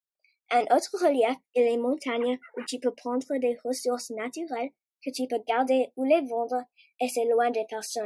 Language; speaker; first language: French; non-native, learner; English